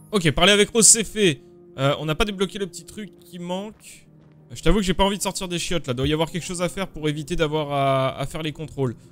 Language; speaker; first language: French; native; French